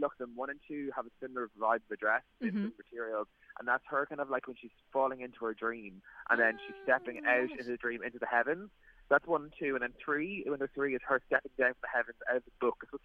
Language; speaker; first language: English; native; English